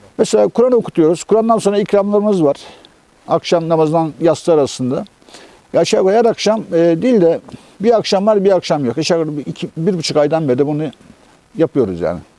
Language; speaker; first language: Turkish; native; Turkish